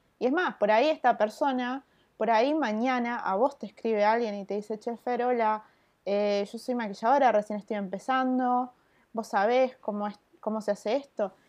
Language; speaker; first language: Spanish; native; Spanish